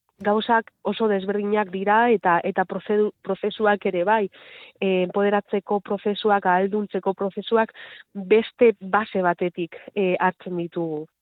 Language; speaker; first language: Basque; non-native, local second language; Spanish